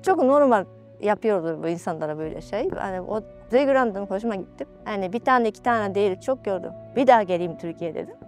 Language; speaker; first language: Turkish; non-native, fluent; Japanese